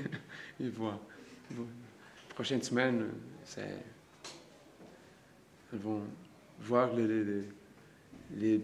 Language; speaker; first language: French; non-native, learner; Portuguese